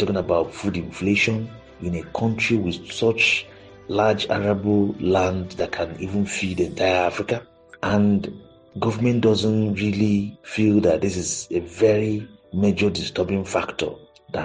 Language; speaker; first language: English; non-native, local second language; Igbo